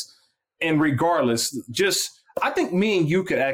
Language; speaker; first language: English; native; English